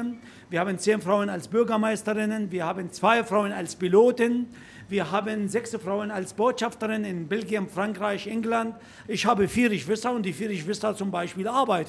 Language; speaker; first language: German; non-native, fluent; Arabic